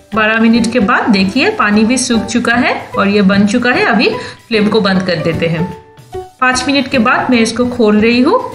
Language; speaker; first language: Hindi; non-native, local second language; Bangla